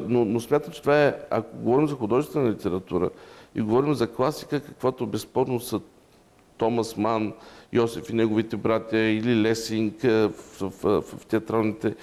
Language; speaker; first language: Bulgarian; native; Bulgarian